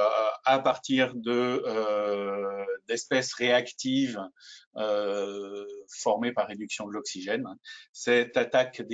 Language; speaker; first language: French; native; French